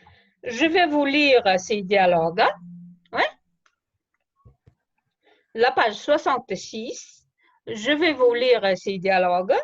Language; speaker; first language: French; non-native, fluent; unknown